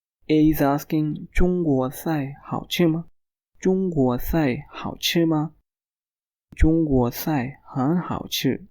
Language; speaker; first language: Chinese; non-native, fluent; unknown